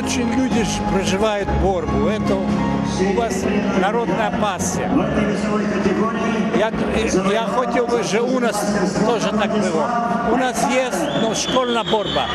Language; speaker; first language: Russian; non-native, learner; English